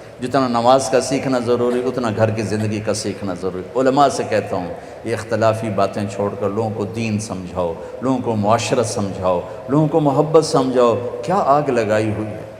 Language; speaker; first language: Urdu; non-native, local second language; Punjabi